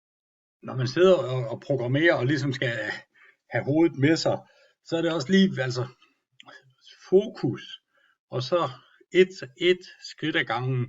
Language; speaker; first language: Danish; native; Danish